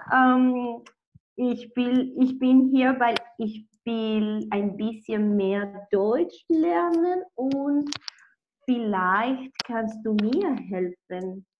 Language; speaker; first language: German; non-native, learner; Spanish